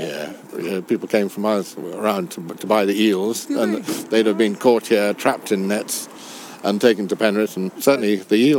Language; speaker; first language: English; native; English